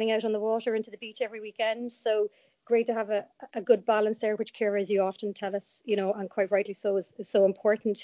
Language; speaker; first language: English; native; English